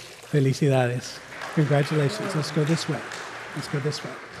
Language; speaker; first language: English; native; English